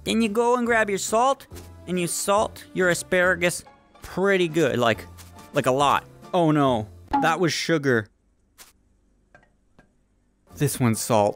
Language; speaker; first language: English; native; English